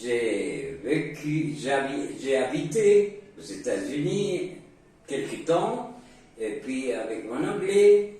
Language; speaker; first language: French; non-native, fluent; Spanish